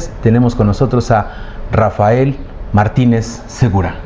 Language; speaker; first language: Spanish; native; Spanish